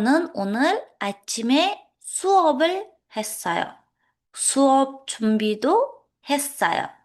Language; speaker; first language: Korean; non-native, fluent; Uzbek